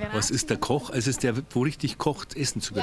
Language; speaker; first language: German; native; German